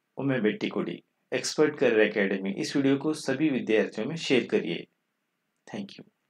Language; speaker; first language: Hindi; non-native, local second language; Kannada